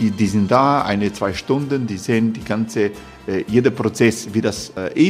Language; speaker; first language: German; non-native, fluent; Croatian